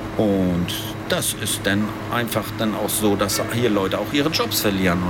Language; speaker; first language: German; native; German